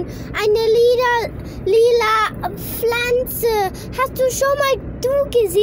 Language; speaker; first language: German; early bilingual, other home language; Vietnamese